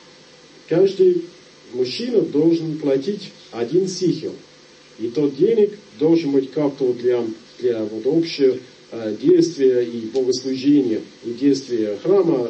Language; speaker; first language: Russian; non-native, fluent; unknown